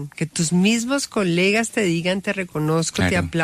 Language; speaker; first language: Spanish; native; Spanish